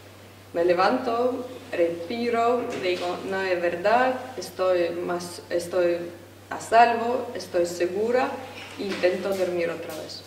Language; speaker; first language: Spanish; non-native, fluent; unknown